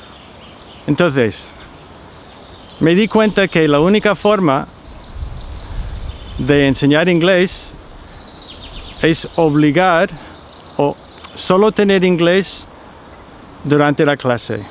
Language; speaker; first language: Spanish; non-native, fluent; English